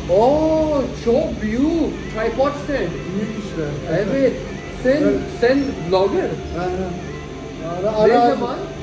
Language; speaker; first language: Turkish; non-native, learner; Urdu